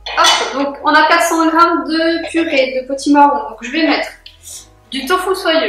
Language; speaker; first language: French; native; French